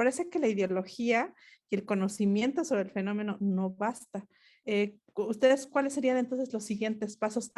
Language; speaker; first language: Spanish; non-native, local second language; Mixtepec Mixtec